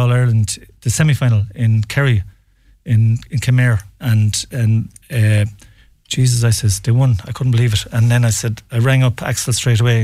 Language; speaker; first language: English; native; English